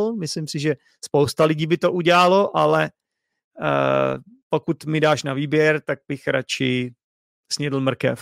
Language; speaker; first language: Czech; native; Czech